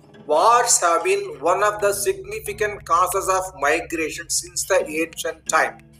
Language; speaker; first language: English; non-native, local second language; Tamil